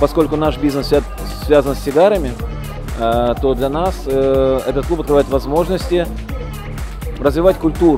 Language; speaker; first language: Russian; native; Russian